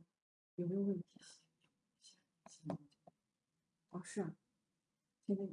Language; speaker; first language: Chinese; native; Chinese